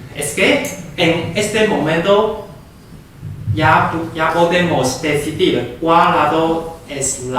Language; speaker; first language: Spanish; non-native, fluent; Chinese